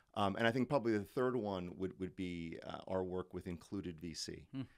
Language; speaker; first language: English; native; English